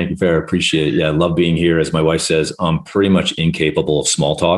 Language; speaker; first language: English; native; English